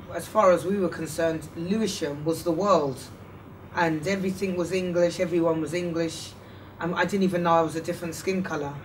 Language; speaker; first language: English; native; English